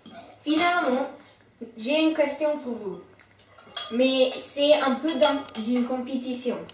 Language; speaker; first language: French; non-native, learner; English